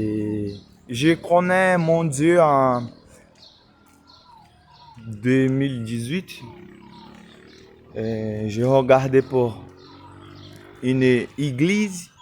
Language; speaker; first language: French; non-native, learner; Portuguese